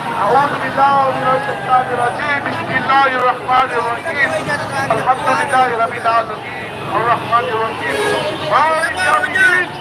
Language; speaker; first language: Filipino; non-native, local second language; Iloko